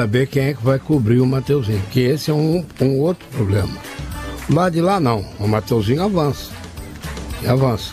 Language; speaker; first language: Portuguese; native; Portuguese